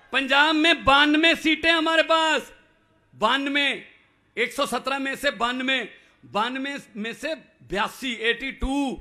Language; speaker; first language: Hindi; non-native, local second language; Punjabi